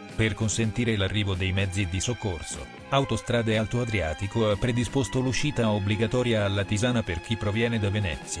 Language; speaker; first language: Italian; native; Italian